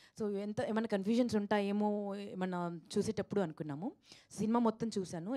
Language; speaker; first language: Telugu; native; Telugu